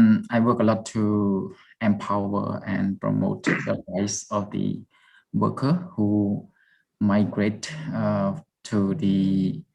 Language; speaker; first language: English; non-native, fluent; Khmer